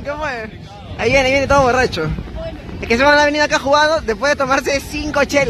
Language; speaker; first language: Spanish; native; Spanish